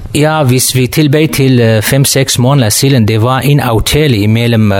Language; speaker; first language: Danish; non-native, learner; Kurdish